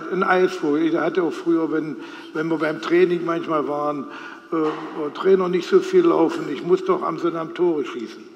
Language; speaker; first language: German; native; German